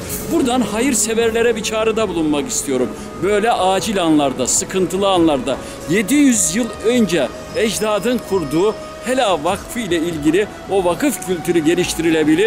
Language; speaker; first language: Turkish; native; Turkish